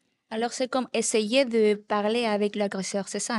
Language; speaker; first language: French; non-native, learner; Spanish